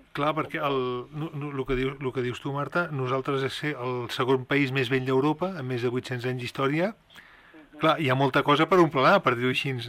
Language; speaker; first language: Catalan; native; Catalan